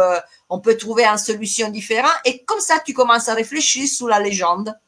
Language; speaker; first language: French; non-native, fluent; Italian